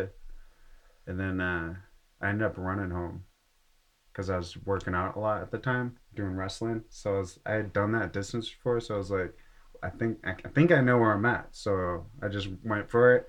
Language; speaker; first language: English; native; English